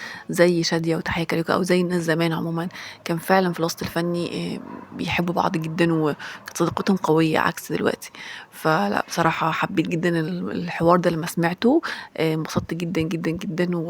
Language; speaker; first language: Arabic; native; Arabic